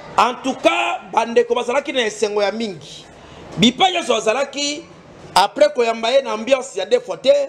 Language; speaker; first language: Lingala; native; Lingala